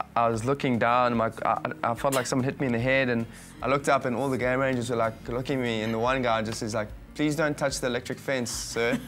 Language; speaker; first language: English; native; English